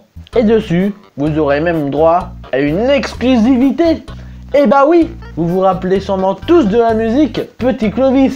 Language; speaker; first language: French; native; French